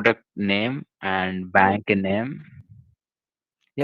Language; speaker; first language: English; non-native, local second language; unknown